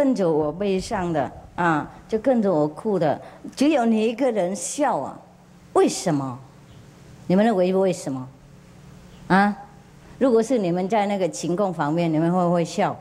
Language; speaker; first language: Chinese; non-native, fluent; Vietnamese